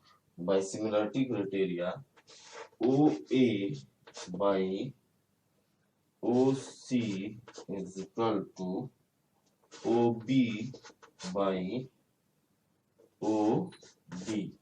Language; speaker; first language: English; non-native, local second language; Hindi